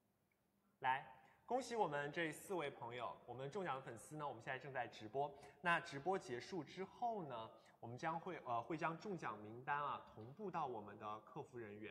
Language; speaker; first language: Chinese; native; Chinese